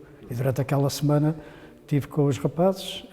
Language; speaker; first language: Portuguese; native; Portuguese